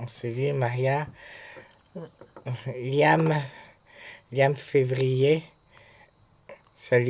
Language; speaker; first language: French; native; French